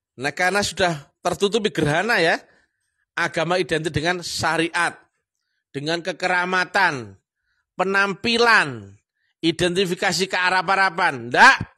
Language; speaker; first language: Indonesian; non-native, local second language; Javanese